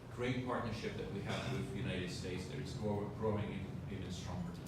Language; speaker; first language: English; non-native, fluent; Polish